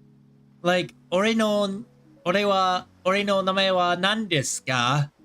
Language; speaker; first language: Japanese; non-native, learner; English